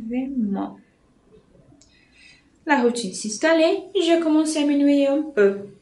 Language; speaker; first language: French; non-native, fluent; Portuguese